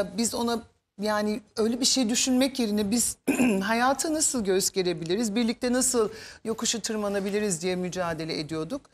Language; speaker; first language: Turkish; early bilingual, heritage; Turkish